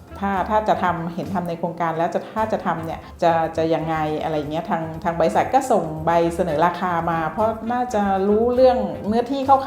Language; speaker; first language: Thai; native; Thai